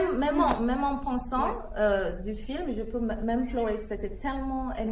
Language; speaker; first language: French; non-native, fluent; English